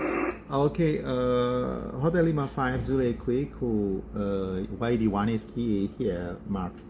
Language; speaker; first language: English; non-native, learner; Indonesian